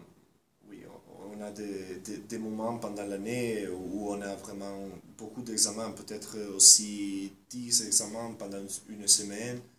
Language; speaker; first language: French; non-native, fluent; Italian